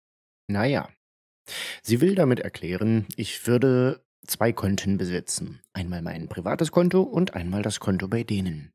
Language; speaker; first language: German; native; German